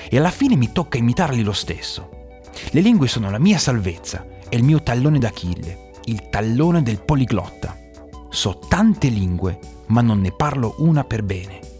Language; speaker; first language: Italian; early bilingual, other home language; English